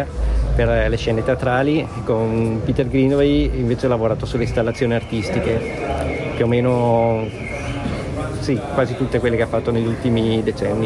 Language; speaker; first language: Italian; native; Italian